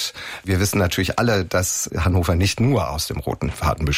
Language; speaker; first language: German; native; German